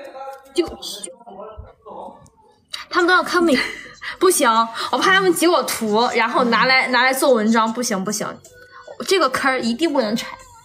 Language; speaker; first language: Chinese; native; Chinese